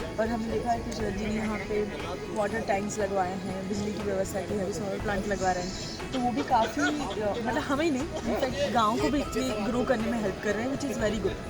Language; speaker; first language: Hindi; non-native, local second language; Gujarati